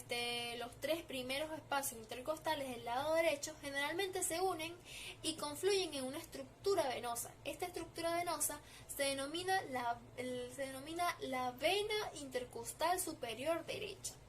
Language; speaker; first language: Spanish; native; Spanish